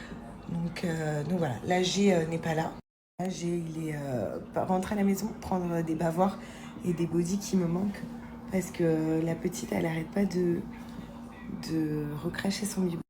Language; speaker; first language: French; native; French